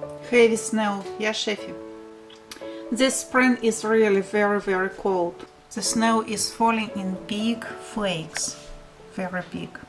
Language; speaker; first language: English; non-native, fluent; Russian